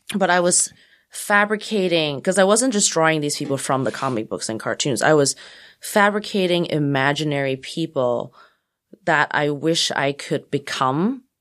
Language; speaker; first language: English; non-native, local second language; Cantonese